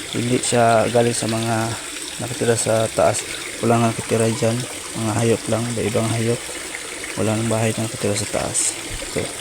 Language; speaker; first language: Filipino; non-native, local second language; Cebuano